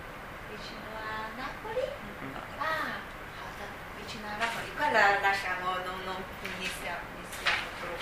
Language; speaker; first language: Italian; non-native, fluent; Chinese